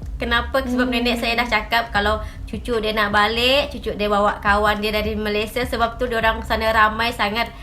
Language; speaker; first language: Malay; native; Malay